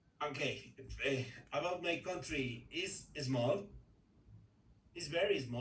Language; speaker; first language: English; non-native, learner; Spanish